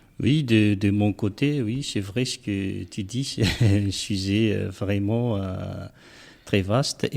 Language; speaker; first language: French; non-native, local second language; Malagasy